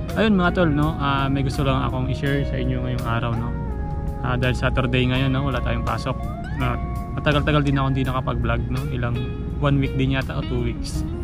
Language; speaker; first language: Filipino; native; Filipino